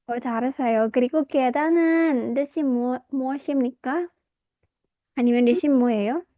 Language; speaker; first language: Korean; non-native, fluent; Indonesian